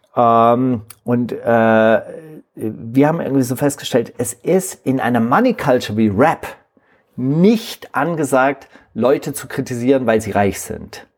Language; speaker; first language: German; native; German